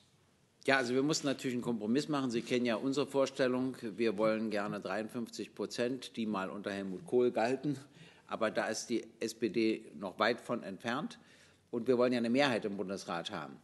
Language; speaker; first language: German; native; German